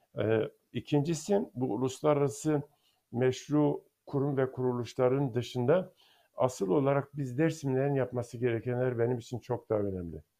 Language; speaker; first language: Turkish; non-native, local second language; Zaza